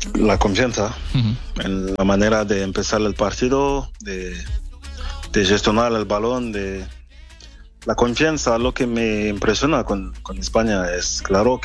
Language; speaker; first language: Spanish; non-native, fluent; French